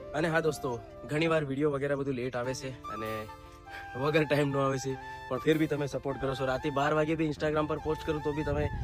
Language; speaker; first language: Gujarati; non-native, local second language; Bhili